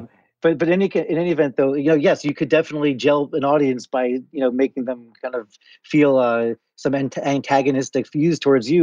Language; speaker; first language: English; native; English